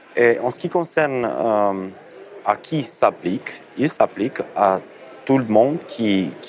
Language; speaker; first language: French; non-native, fluent; Romanian